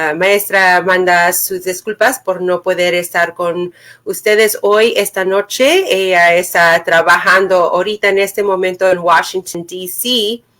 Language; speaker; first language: Spanish; early bilingual, other home language; English